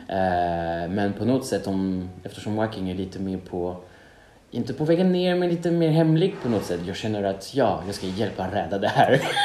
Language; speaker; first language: Swedish; non-native, fluent; French